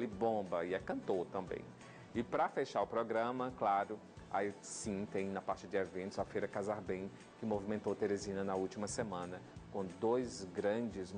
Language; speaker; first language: Portuguese; native; Portuguese